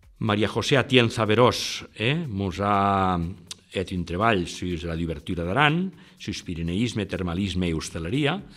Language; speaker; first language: Catalan; non-native, local second language; Occitan